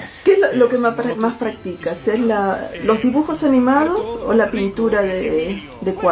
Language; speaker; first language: Spanish; native; Spanish